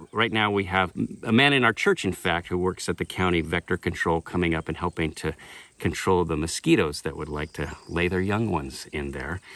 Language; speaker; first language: English; native; English